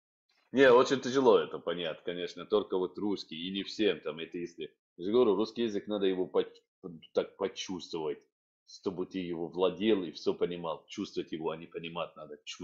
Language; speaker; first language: Russian; non-native, fluent; Arabic